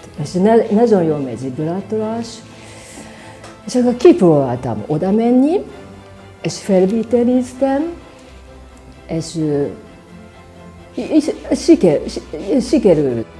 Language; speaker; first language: Hungarian; non-native, learner; Japanese